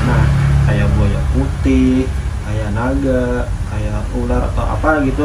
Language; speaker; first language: Indonesian; non-native, local second language; Banjar